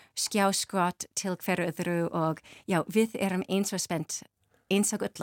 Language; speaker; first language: Icelandic; non-native, learner; English